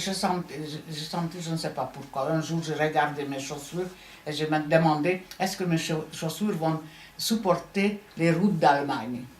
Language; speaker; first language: French; non-native, fluent; Hungarian